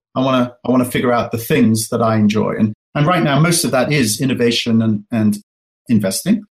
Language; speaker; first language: English; native; English